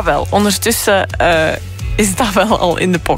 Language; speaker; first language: Dutch; native; Dutch